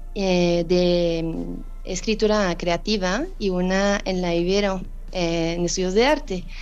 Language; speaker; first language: Spanish; non-native, fluent; French